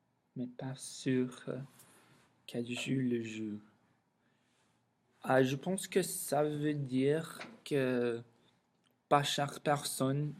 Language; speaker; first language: French; non-native, learner; English